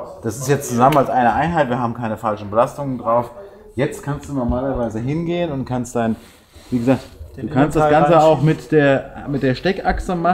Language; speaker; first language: German; native; German